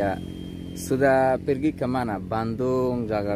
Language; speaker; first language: Indonesian; non-native, learner; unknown